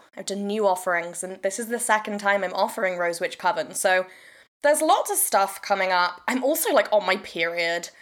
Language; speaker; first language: English; native; English